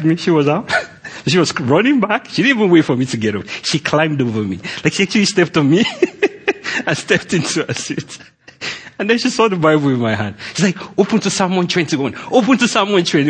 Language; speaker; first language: English; non-native, local second language; Yoruba